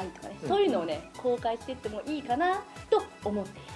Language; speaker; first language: Japanese; native; Japanese